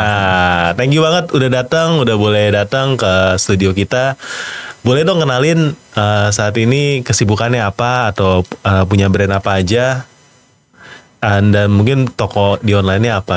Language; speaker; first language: Indonesian; native; Indonesian